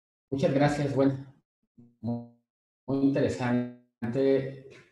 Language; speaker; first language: Spanish; native; Spanish